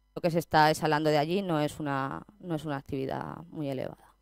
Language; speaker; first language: Spanish; native; Spanish